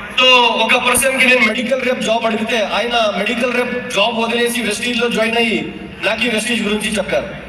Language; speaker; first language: Telugu; non-native, local second language; Urdu